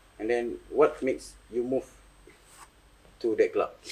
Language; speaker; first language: English; non-native, local second language; Malay